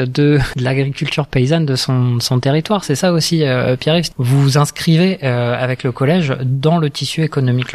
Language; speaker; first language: French; native; French